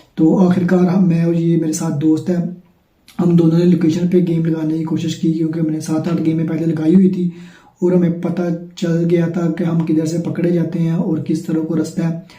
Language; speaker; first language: Urdu; non-native, local second language; Punjabi